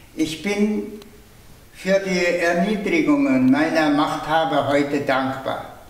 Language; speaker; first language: German; non-native, fluent; Tuvinian